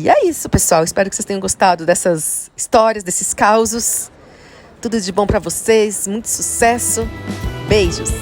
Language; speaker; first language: Portuguese; native; Portuguese